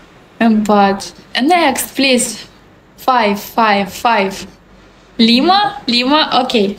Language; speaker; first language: English; non-native, learner; Russian